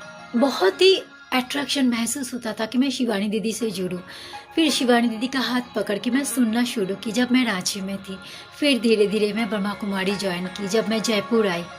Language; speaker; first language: Hindi; non-native, local second language; Bangla